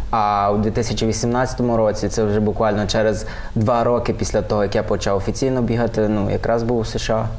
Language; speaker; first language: Ukrainian; native; Ukrainian